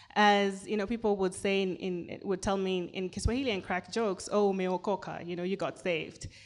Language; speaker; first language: English; non-native, local second language; Swahili